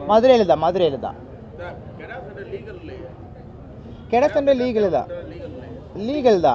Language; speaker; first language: Tamil; non-native, local second language; Malayalam